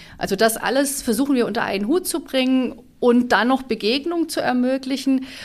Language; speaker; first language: German; native; German